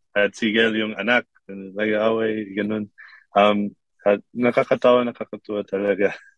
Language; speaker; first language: Filipino; non-native, fluent; English